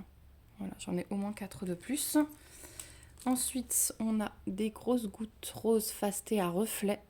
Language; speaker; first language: French; native; French